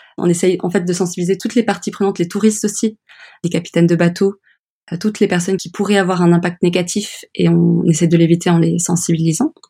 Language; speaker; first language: French; early bilingual, other home language; English